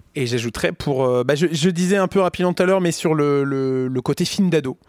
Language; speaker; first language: French; native; French